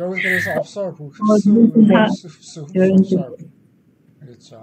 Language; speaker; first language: Korean; native; Korean